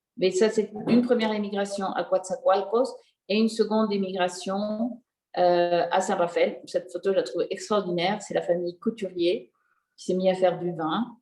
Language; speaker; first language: French; native; French